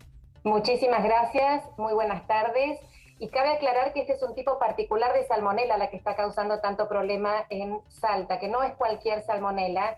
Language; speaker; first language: Spanish; native; Spanish